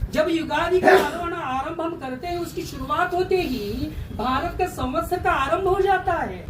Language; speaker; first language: Hindi; non-native, local second language; Kannada